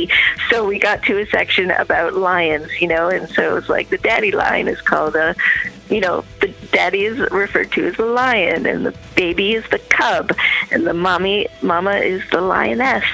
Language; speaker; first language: English; native; English